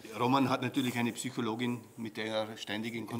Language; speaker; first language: German; native; German